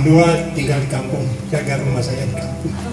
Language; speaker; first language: Indonesian; native; Indonesian